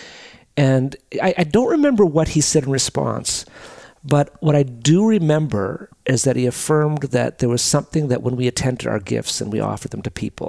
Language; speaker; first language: English; native; English